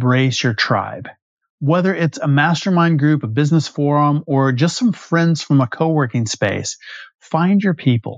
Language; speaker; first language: English; native; English